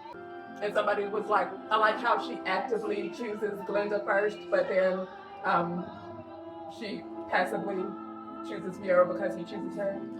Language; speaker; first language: English; native; English